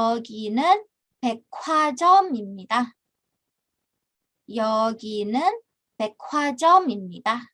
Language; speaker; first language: Korean; non-native, fluent; Indonesian